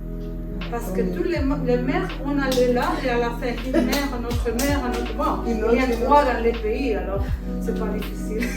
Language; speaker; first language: French; non-native, fluent; Spanish